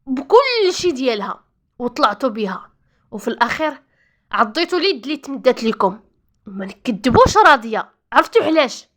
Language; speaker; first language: Arabic; native; Arabic